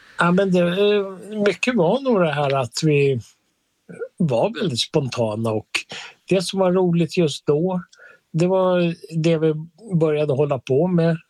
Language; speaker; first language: Swedish; native; Swedish